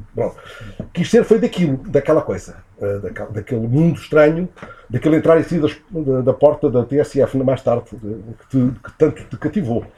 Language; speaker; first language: Portuguese; native; Portuguese